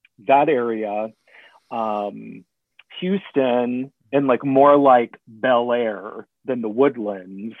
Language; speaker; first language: English; native; English